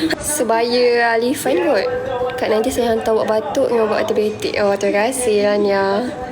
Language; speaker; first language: Malay; native; Malay